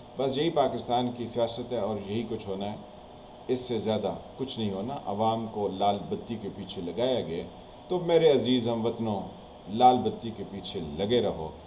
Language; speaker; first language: Urdu; non-native, local second language; Punjabi